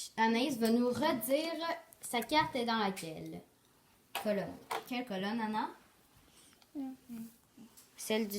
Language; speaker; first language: French; native; French